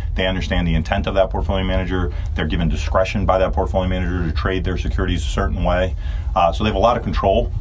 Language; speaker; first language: English; early bilingual, other home language; Turkish